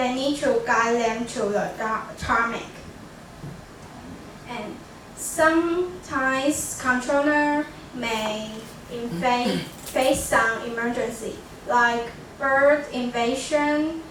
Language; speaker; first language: English; non-native, learner; Chinese